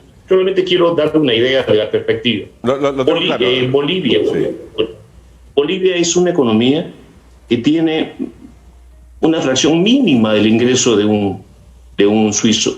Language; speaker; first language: Spanish; native; Spanish